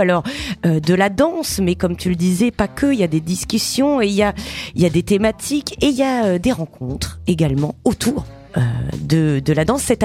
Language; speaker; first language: French; native; French